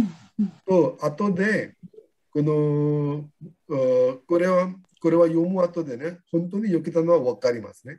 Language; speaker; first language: Japanese; non-native, learner; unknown